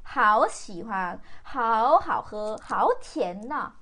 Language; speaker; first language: Chinese; non-native, fluent; Korean